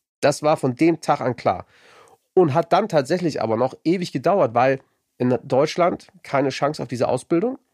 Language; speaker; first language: German; native; German